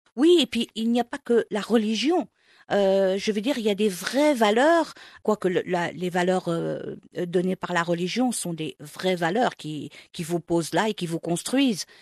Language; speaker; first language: French; non-native, local second language; Arabic